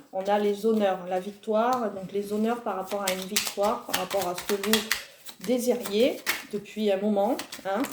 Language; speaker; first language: French; native; French